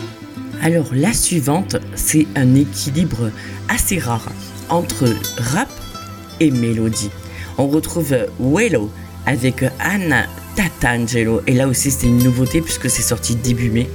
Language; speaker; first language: French; native; French